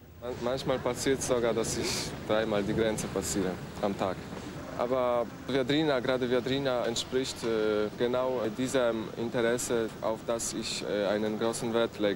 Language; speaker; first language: German; non-native, fluent; Polish